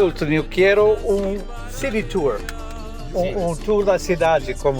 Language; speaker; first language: Portuguese; non-native, learner; English